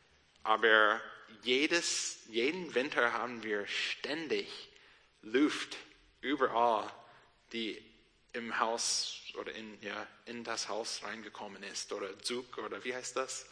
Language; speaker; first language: German; non-native, learner; English